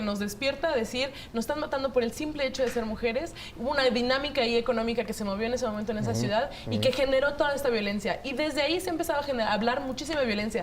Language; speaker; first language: Spanish; native; Spanish